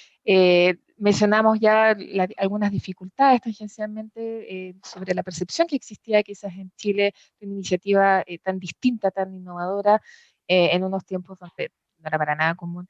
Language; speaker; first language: Spanish; native; Spanish